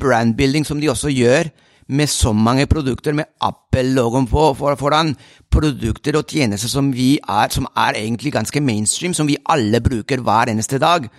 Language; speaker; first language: Norwegian; non-native, fluent; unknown